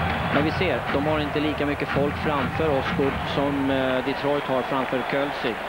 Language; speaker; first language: Swedish; native; Swedish